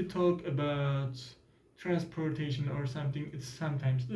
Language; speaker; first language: English; non-native, learner; Turkish